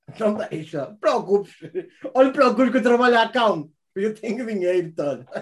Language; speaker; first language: Portuguese; native; Portuguese